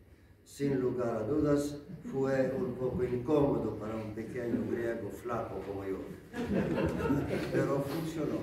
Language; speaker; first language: Spanish; non-native, learner; Greek